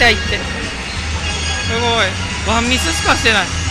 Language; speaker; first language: Japanese; native; Japanese